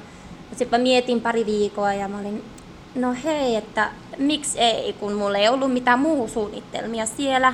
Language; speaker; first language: Finnish; early bilingual, heritage; English